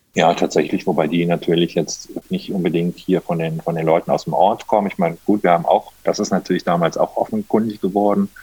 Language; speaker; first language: German; native; German